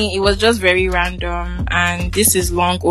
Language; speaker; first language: English; non-native, local second language; Igbo